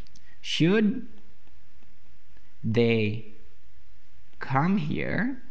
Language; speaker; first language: English; non-native, fluent; Indonesian